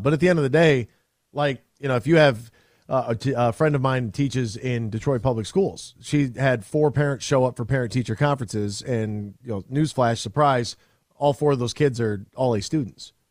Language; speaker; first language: English; native; English